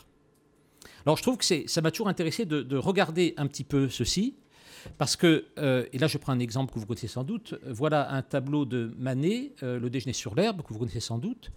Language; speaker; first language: French; native; French